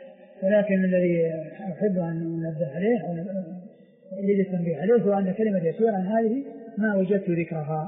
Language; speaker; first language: Arabic; native; Arabic